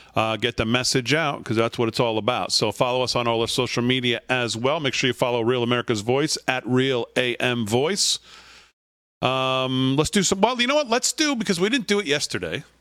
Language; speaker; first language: English; native; English